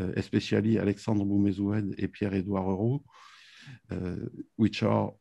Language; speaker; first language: English; non-native, fluent; French